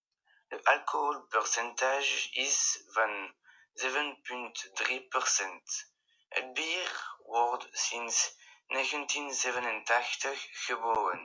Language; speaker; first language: Dutch; non-native, learner; French